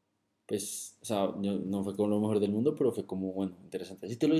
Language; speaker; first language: Spanish; native; Spanish